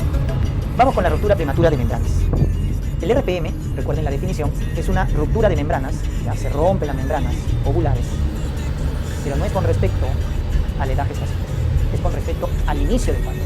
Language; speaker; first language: Spanish; native; Spanish